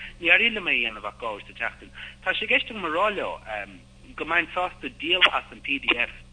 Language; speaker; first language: Irish; native; Irish